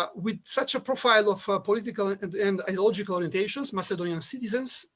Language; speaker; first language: English; non-native, fluent; Macedonian